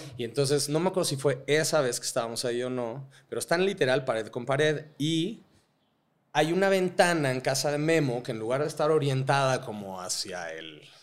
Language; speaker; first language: Spanish; native; Spanish